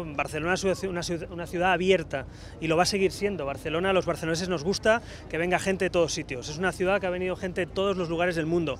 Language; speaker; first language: Spanish; native; Spanish